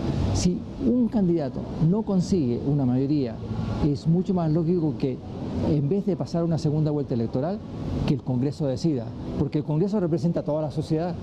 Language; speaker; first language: Spanish; native; Spanish